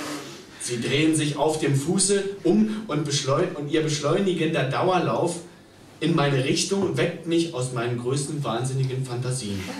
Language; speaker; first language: German; native; German